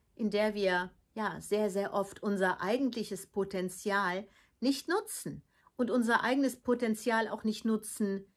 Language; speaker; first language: German; early bilingual, heritage; Dutch